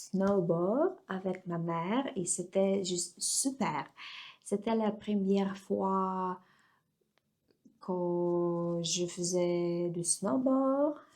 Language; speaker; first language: French; non-native, learner; Russian